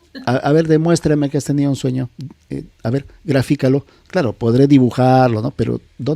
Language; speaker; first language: Spanish; native; Spanish